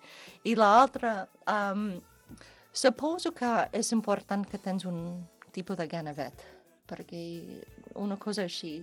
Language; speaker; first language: Catalan; non-native, learner; English